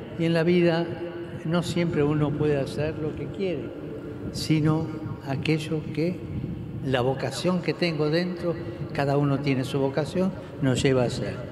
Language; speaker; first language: Spanish; native; Spanish